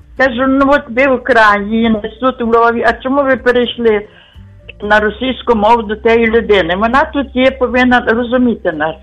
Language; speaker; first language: Ukrainian; native; Ukrainian